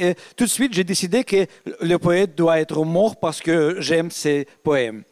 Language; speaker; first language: French; non-native, fluent; Russian